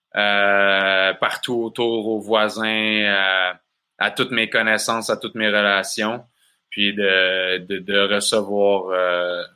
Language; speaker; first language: French; native; French